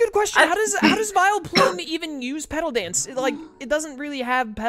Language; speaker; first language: English; native; English